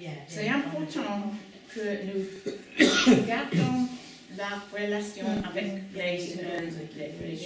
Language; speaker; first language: French; non-native, learner; English